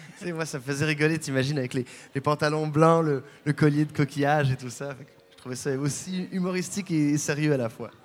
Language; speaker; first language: French; native; French